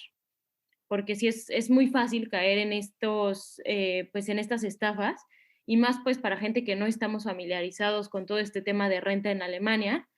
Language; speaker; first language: Spanish; native; Spanish